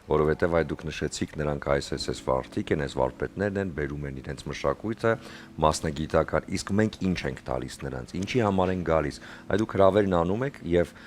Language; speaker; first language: Armenian; native; Armenian